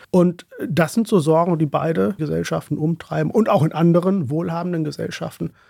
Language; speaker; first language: German; early bilingual, other home language; Urdu